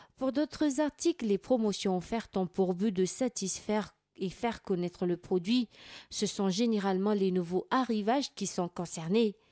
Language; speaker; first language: French; non-native, local second language; Malagasy